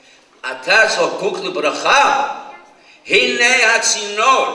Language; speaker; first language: Hebrew; non-native, fluent; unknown